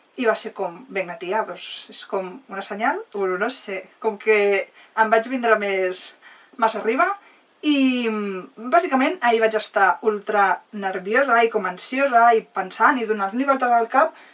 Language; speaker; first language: Catalan; non-native, local second language; Spanish